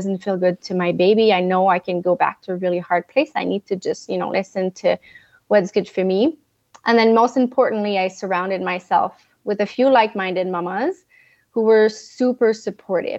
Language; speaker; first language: English; non-native, fluent; French